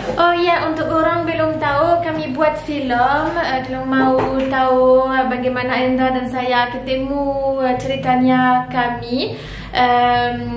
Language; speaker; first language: Indonesian; non-native, learner; French